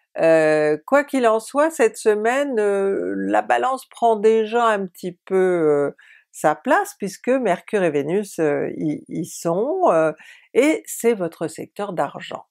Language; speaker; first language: French; native; French